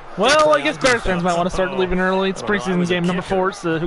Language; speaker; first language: English; native; English